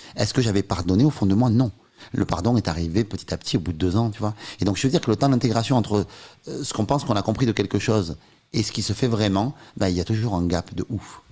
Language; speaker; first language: French; native; French